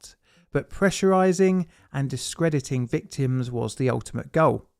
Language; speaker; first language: English; native; English